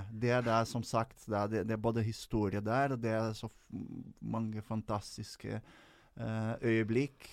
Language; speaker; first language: Norwegian; non-native, fluent; Portuguese